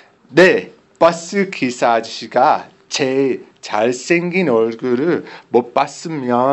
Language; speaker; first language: Korean; non-native, learner; English